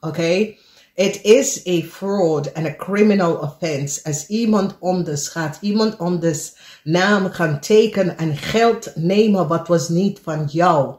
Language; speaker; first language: Dutch; non-native, learner; English